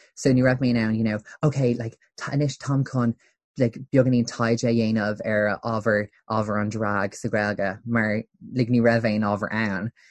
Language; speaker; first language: Irish; native; Irish